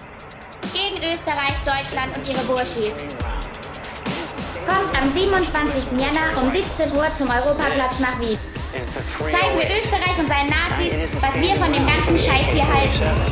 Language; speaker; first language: German; native; German